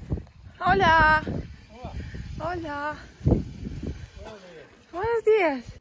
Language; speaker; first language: Spanish; non-native, learner; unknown